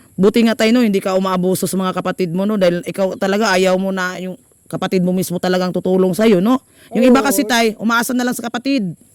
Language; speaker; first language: Filipino; non-native, local second language; Cebuano